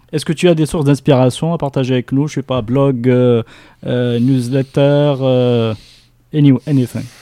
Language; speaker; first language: French; non-native, local second language; Arabic